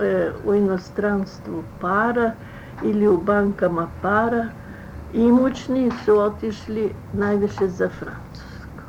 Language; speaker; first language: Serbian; early bilingual, other home language; Russian